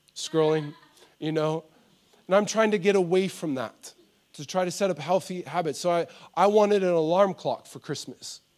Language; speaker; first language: English; native; English